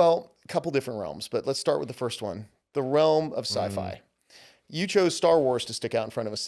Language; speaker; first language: English; native; English